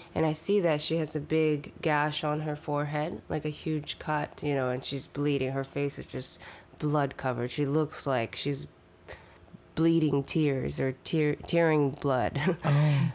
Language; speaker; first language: English; early bilingual, other home language; Chinese